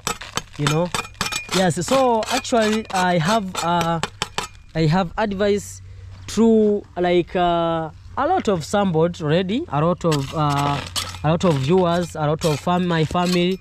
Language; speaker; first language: English; non-native, learner; Swahili